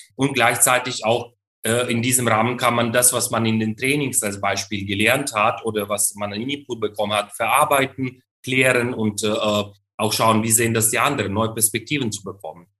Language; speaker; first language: German; non-native, fluent; Ukrainian